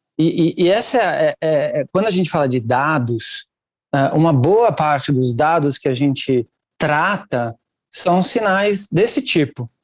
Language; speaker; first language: Portuguese; non-native, fluent; Italian